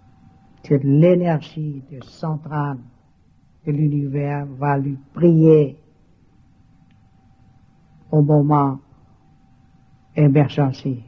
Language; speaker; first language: French; non-native, learner; Vietnamese